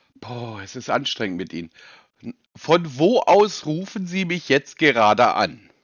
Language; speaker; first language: German; native; German